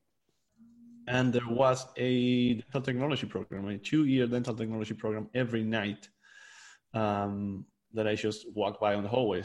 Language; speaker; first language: English; non-native, fluent; Spanish